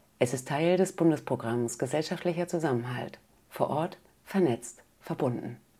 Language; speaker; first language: German; native; German